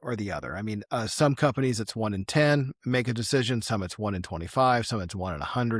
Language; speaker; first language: English; native; English